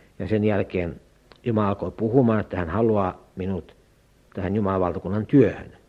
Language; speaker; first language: Finnish; native; Finnish